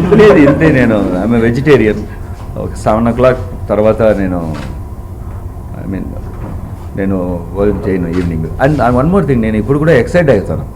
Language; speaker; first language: Telugu; non-native, learner; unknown